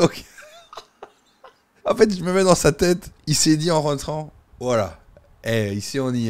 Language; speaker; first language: French; native; French